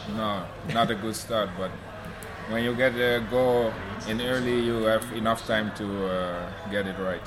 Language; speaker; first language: English; non-native, fluent; Dutch